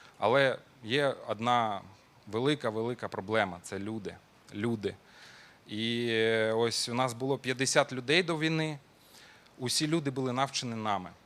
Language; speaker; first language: Ukrainian; non-native, local second language; Russian